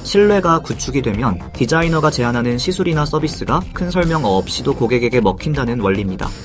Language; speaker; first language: Korean; native; Korean